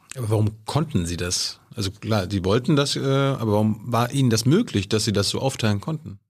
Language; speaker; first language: German; native; German